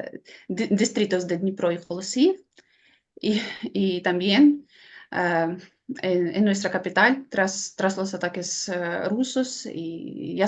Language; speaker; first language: Spanish; non-native, fluent; Ukrainian